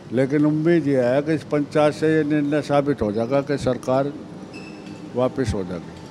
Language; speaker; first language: Hindi; native; Hindi